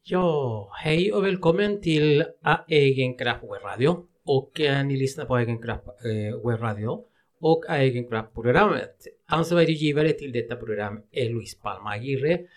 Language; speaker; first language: Swedish; non-native, fluent; Spanish